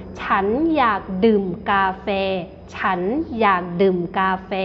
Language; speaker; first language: Thai; non-native, fluent; Burmese